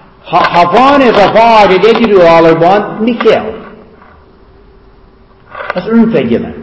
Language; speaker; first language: Hungarian; non-native, fluent; English